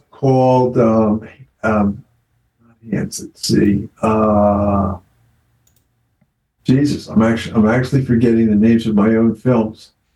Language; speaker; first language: English; native; English